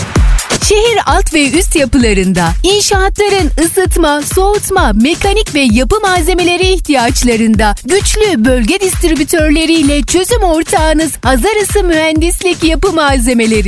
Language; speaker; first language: Turkish; native; Turkish